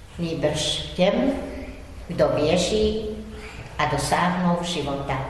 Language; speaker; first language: Czech; native; Czech